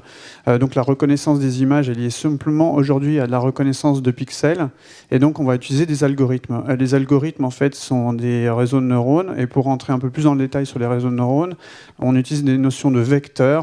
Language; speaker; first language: French; native; French